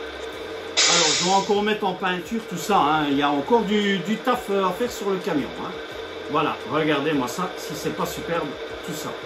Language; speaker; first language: French; native; French